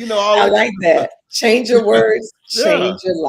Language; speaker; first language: English; native; English